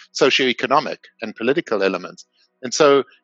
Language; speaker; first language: English; native; English